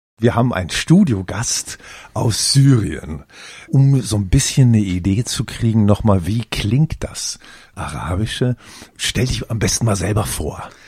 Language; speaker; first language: German; native; German